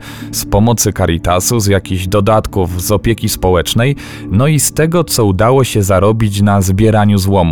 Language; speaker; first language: Polish; native; Polish